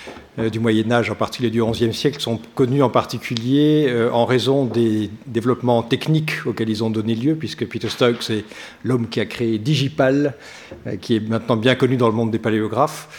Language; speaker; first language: French; native; French